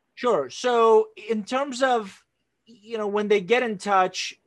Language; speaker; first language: English; non-native, fluent; Persian